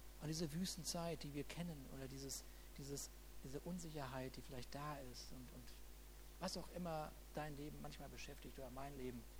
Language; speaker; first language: German; native; German